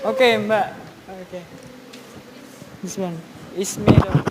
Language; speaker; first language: English; non-native, fluent; Indonesian